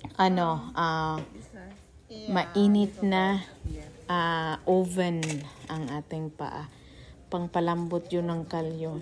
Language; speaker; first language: Filipino; non-native, local second language; Cebuano